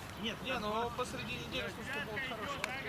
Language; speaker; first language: Russian; native; Russian